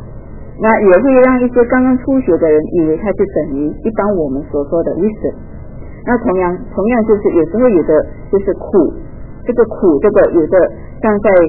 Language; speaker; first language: Chinese; native; Chinese